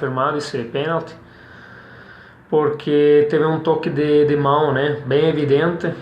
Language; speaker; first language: Portuguese; non-native, fluent; Italian